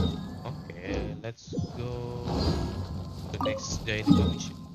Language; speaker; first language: English; non-native, learner; Indonesian